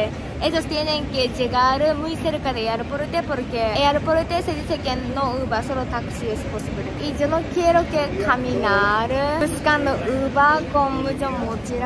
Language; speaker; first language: Spanish; non-native, learner; Japanese